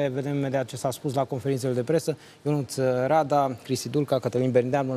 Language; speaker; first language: Romanian; native; Romanian